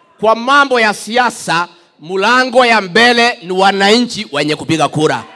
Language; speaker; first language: Swahili; non-native, local second language; Kikuyu